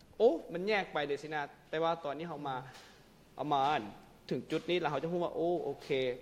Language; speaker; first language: Lao; non-native, local second language; Hmong